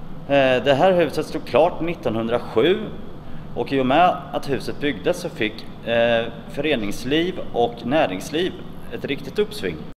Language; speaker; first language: Swedish; native; Swedish